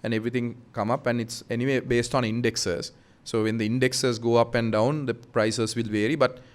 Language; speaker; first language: English; non-native, local second language; Sinhala